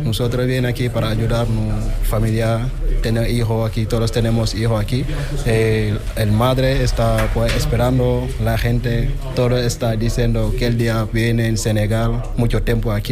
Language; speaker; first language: Spanish; non-native, learner; Wolof